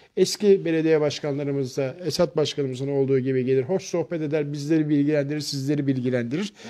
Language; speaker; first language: Turkish; native; Turkish